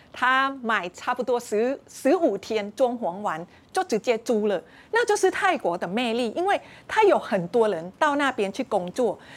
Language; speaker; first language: Chinese; non-native, fluent; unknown